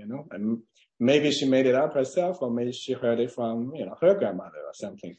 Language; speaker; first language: English; non-native, fluent; Chinese